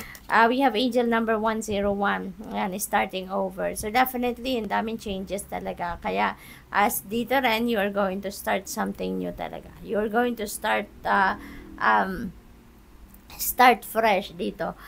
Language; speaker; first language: English; non-native, local second language; Filipino